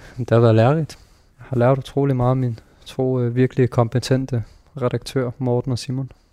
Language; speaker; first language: Danish; early bilingual, other home language; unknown